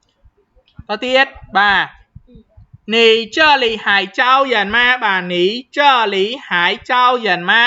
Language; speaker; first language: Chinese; non-native, fluent; Khmer